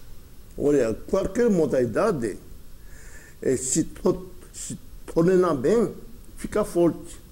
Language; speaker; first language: Portuguese; early bilingual, other home language; Japanese